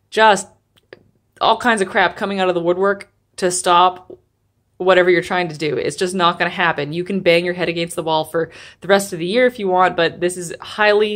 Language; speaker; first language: English; native; English